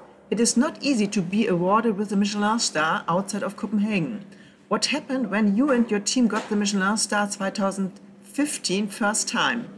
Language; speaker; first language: English; non-native, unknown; German